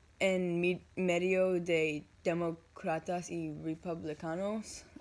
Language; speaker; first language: Spanish; non-native, learner; English